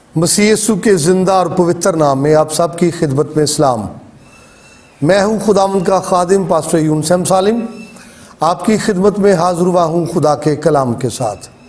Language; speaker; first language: Urdu; native; Urdu